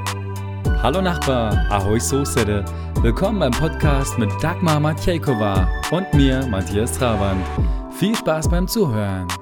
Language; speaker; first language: German; native; German